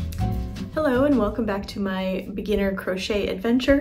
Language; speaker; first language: English; native; English